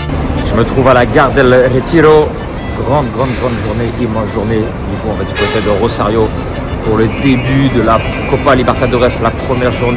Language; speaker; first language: French; native; French